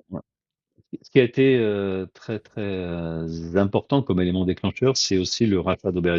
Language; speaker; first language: French; native; French